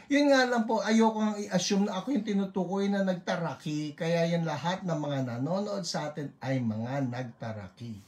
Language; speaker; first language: Filipino; native; Filipino